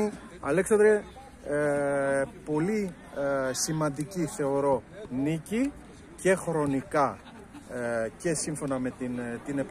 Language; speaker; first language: Greek; native; Greek